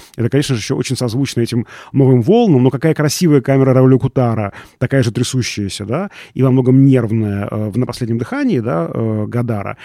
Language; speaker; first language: Russian; native; Russian